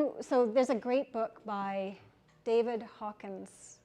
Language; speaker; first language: English; native; English